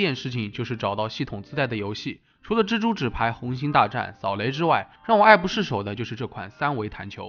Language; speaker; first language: Chinese; native; Chinese